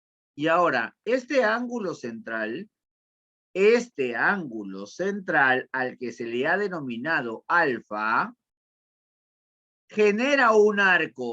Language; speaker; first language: Spanish; native; Spanish